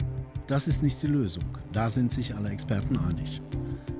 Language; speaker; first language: German; native; German